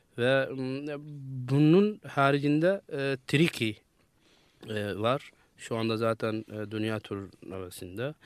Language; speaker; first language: Turkish; non-native, fluent; Arabic